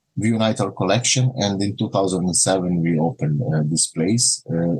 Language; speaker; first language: English; non-native, learner; Croatian